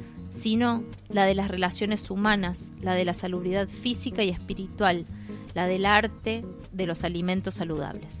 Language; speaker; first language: Spanish; native; Spanish